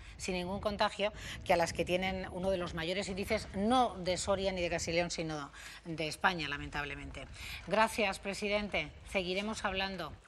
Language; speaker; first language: Spanish; native; Spanish